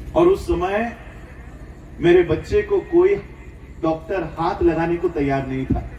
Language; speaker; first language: Hindi; non-native, local second language; Marathi